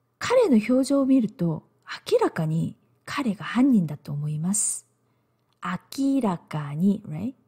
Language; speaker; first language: Japanese; non-native, fluent; Korean